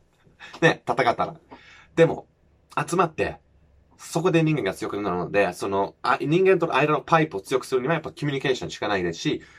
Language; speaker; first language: Japanese; non-native, fluent; English